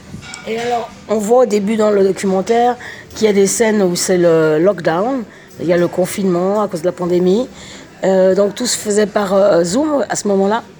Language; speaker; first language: French; native; French